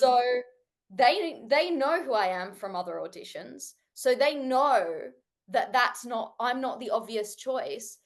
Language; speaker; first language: English; native; English